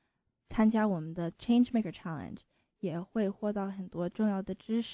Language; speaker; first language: Chinese; early bilingual, heritage; Chinese